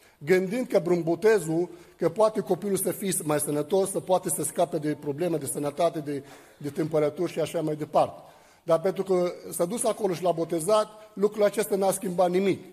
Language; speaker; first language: Romanian; non-native, fluent; Arabic